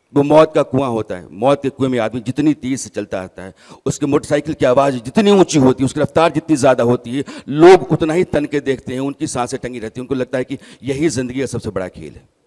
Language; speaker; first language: Hindi; native; Hindi